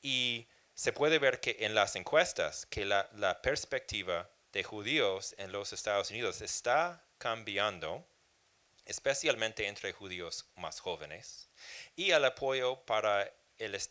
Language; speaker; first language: Spanish; non-native, fluent; English